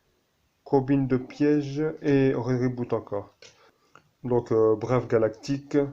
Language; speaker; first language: French; native; French